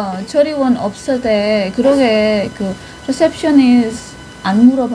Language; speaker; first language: Korean; non-native, learner; Indonesian